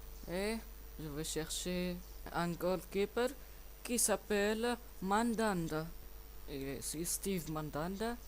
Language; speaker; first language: French; non-native, learner; English